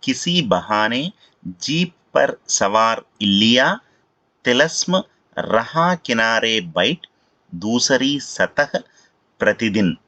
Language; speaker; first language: Hindi; non-native, local second language; Telugu